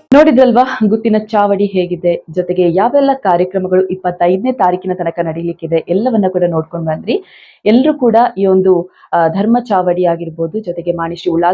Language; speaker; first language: Kannada; native; Kannada